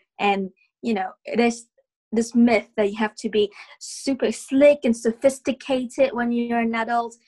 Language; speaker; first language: English; non-native, fluent; Vietnamese